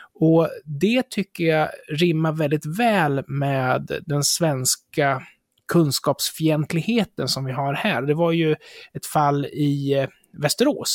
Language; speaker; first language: Swedish; native; Swedish